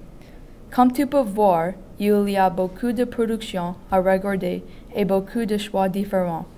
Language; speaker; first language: French; non-native, learner; English